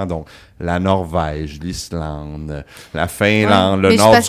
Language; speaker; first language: French; native; French